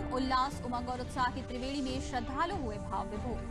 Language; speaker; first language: Hindi; native; Hindi